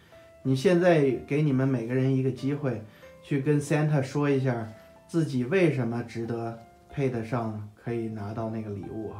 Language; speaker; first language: Chinese; native; Chinese